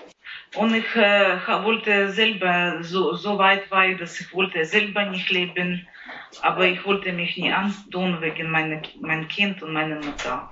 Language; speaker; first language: German; non-native, learner; Ukrainian